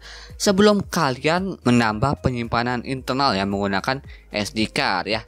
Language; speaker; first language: Indonesian; native; Indonesian